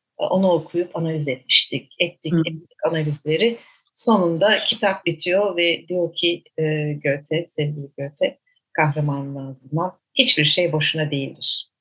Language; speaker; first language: Turkish; native; Turkish